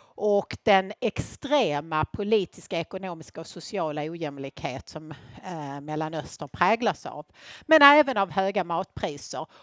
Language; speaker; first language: Swedish; native; Swedish